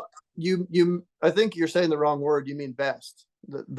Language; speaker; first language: English; native; English